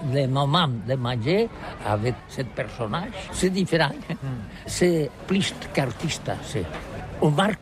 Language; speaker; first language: French; non-native, learner; Catalan